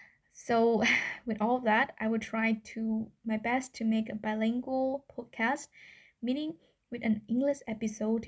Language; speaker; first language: English; non-native, fluent; Vietnamese